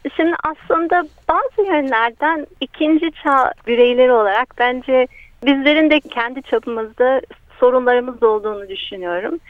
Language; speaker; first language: Turkish; early bilingual, heritage; Turkish